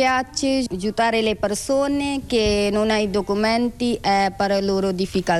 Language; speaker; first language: Italian; non-native, learner; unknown